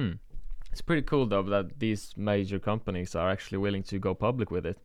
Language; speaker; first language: English; non-native, fluent; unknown